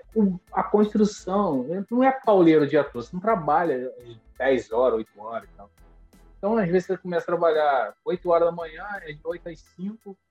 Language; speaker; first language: Portuguese; native; Portuguese